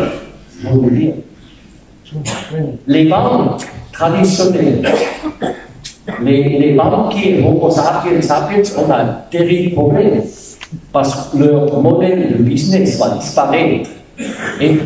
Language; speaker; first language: French; non-native, fluent; German